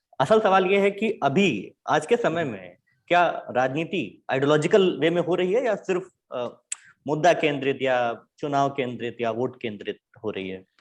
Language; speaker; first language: Hindi; native; Hindi